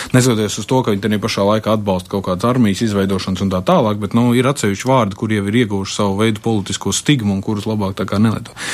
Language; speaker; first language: Latvian; native; Latvian